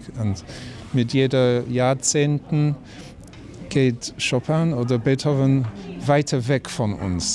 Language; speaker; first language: German; non-native, fluent; English